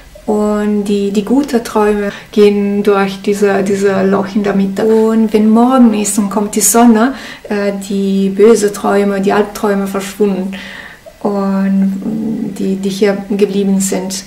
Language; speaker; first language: German; non-native, learner; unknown